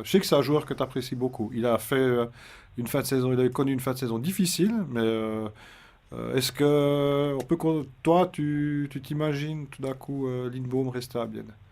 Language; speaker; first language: French; native; French